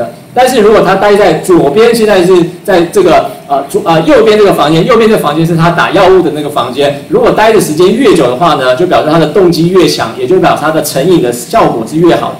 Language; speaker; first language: Chinese; native; Chinese